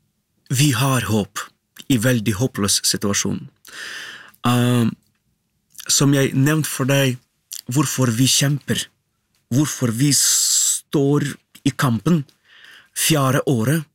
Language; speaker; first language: Norwegian; non-native, fluent; Ukrainian